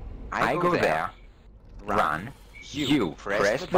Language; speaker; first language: English; non-native, learner; German